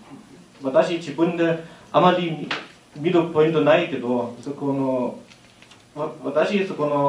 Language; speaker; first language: Japanese; non-native, learner; German